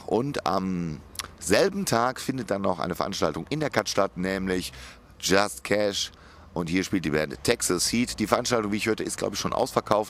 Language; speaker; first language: German; native; German